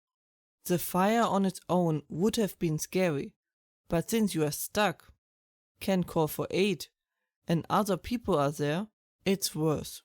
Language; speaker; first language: English; non-native, fluent; German